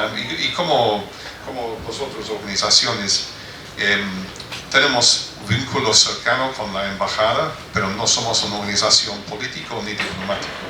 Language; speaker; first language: Spanish; non-native, fluent; English